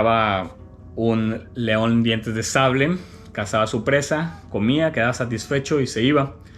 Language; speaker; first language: Spanish; native; Spanish